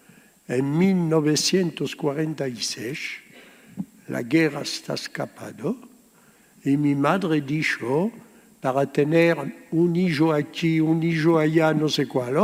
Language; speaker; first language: Spanish; early bilingual, heritage; Spanish